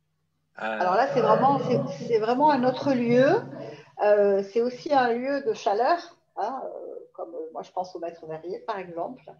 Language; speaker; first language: French; native; French